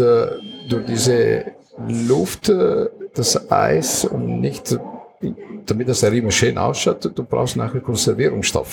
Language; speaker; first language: German; non-native, fluent; Italian